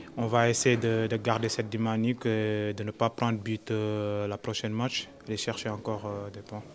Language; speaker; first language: French; non-native, local second language; Wolof